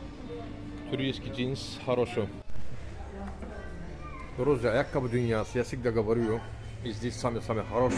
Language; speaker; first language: Russian; non-native, learner; Turkish